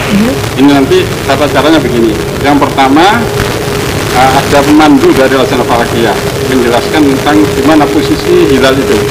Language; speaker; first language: Indonesian; native; Indonesian